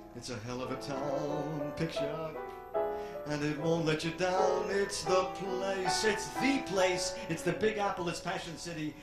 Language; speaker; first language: English; native; English